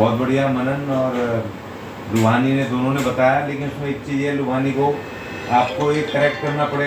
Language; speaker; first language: Hindi; native; Hindi